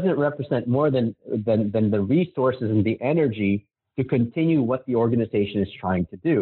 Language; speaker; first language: English; non-native, local second language; Filipino